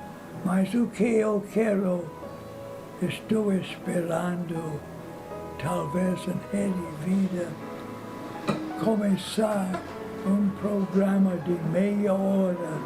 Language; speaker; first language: Portuguese; non-native, fluent; English